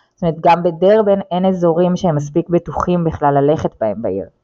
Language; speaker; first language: Hebrew; native; Hebrew